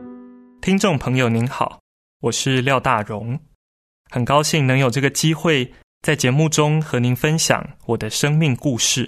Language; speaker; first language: Chinese; native; Chinese